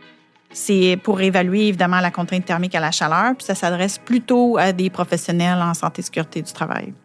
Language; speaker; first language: French; native; French